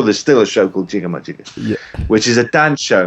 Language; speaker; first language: English; native; English